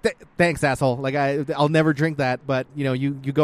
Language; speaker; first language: English; early bilingual, other home language; Spanish